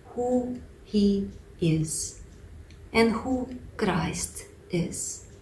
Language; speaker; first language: English; non-native, fluent; Russian